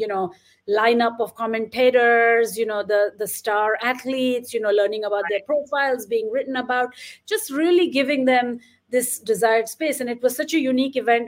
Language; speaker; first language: English; non-native, local second language; Marathi